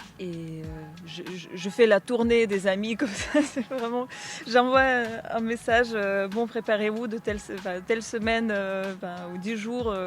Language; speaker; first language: French; non-native, fluent; Russian